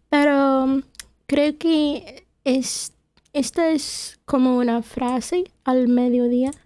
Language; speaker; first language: Spanish; non-native, fluent; English